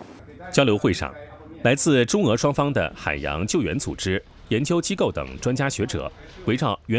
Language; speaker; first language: Chinese; native; Chinese